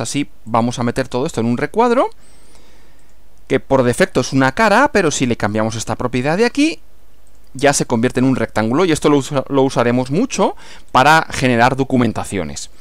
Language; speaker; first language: Spanish; native; Spanish